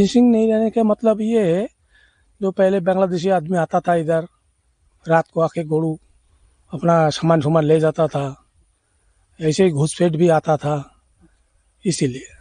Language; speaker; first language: Hindi; non-native, local second language; Bangla